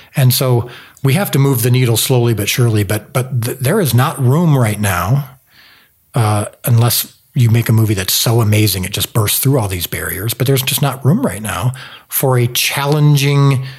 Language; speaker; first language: English; native; English